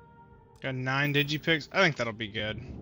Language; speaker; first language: English; native; English